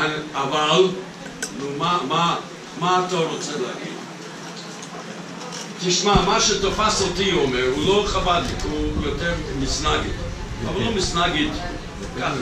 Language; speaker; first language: Hebrew; non-native, fluent; English